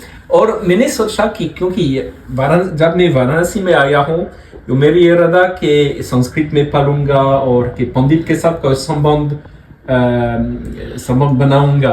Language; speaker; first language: Hindi; non-native, learner; French